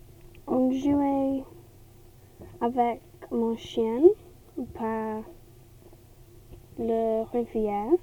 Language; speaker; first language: French; non-native, learner; English